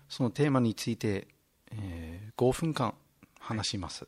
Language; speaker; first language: Japanese; non-native, fluent; English